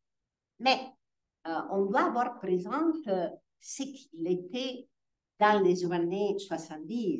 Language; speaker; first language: French; non-native, fluent; Italian